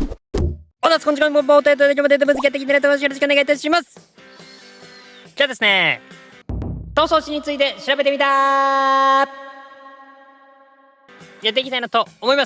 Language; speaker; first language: Japanese; native; Japanese